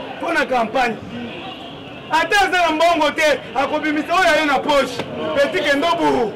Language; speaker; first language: Lingala; native; Lingala